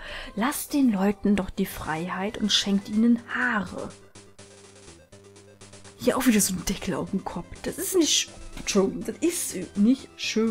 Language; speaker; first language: German; native; German